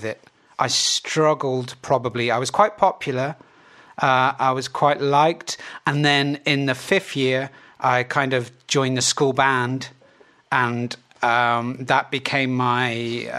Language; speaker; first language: English; native; English